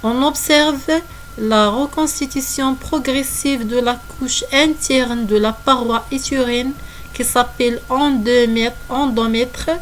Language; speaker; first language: French; non-native, local second language; Arabic